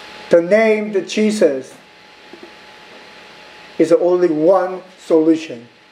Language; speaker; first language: English; non-native, learner; Korean